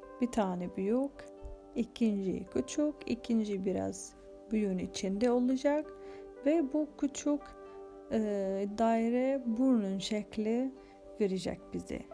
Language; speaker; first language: Turkish; non-native, fluent; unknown